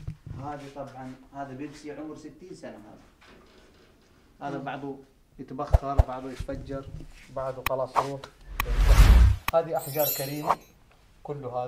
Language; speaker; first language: Arabic; non-native, learner; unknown